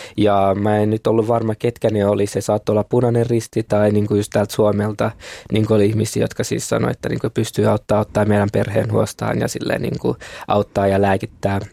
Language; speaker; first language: Finnish; early bilingual, other home language; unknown